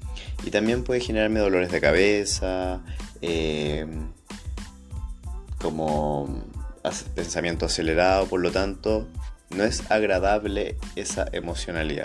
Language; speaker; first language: Spanish; native; Spanish